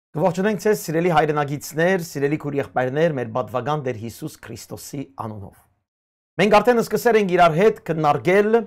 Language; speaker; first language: Armenian; native; Armenian